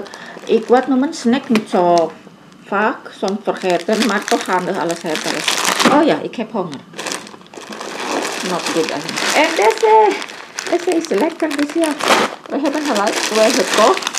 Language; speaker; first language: Dutch; non-native, learner; Indonesian